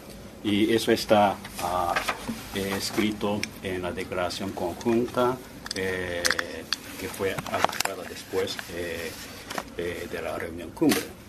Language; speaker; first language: Spanish; non-native, fluent; Japanese